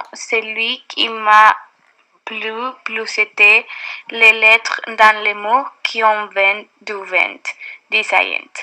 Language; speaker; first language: French; non-native, learner; Spanish